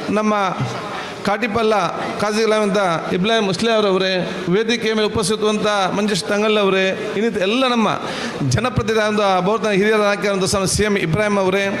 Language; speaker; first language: Kannada; non-native, local second language; Badaga